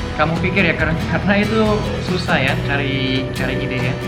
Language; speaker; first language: Indonesian; non-native, fluent; French